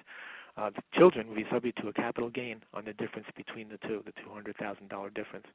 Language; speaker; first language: English; native; English